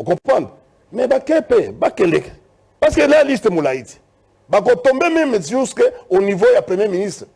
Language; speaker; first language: French; non-native, local second language; Lingala